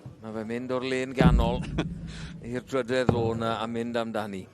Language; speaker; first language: Welsh; native; Welsh